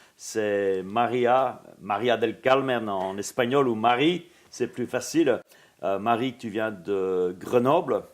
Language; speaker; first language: French; native; French